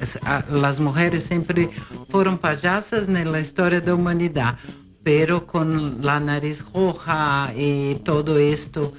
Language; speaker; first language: Spanish; non-native, fluent; Portuguese